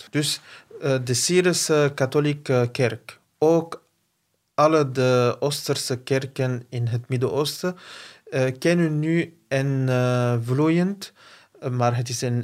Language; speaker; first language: Dutch; non-native, fluent; Arabic